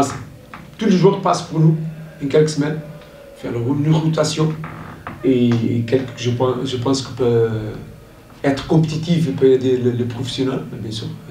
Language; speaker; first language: French; non-native, learner; Portuguese